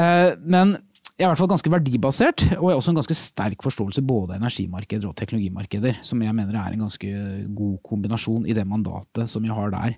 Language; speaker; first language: Norwegian; native; Norwegian